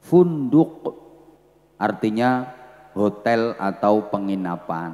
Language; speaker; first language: Indonesian; non-native, local second language; Javanese